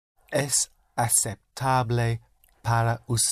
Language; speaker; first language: Spanish; non-native, learner; English